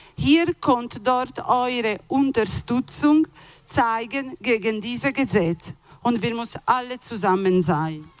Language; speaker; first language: German; non-native, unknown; Italian